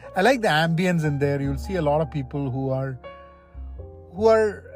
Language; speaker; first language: English; non-native, local second language; Malayalam